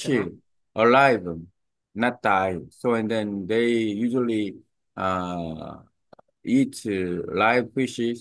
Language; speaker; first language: English; non-native, learner; Korean